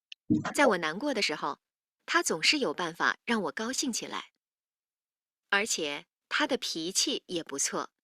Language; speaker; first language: Chinese; non-native, learner; Indonesian